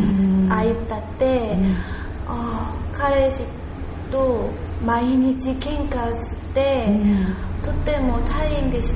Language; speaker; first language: Japanese; non-native, learner; Korean